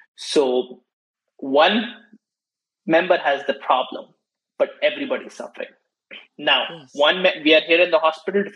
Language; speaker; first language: English; non-native, local second language; Hindi